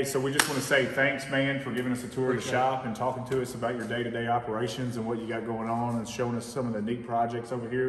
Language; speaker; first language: English; native; English